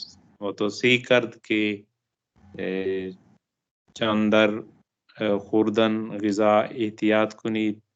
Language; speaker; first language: Persian; non-native, learner; Urdu